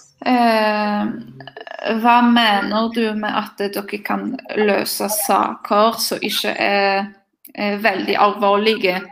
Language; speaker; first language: Norwegian; non-native, fluent; Polish